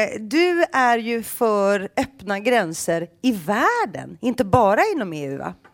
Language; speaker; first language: Swedish; native; Swedish